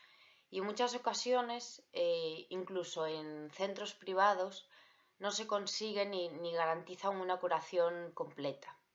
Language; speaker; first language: Spanish; native; Spanish